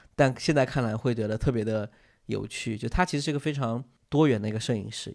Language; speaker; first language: Chinese; native; Chinese